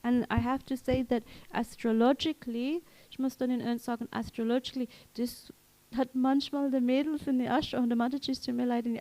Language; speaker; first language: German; non-native, learner; English